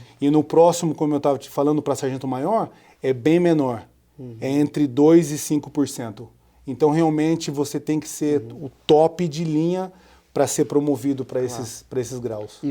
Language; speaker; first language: Portuguese; native; Portuguese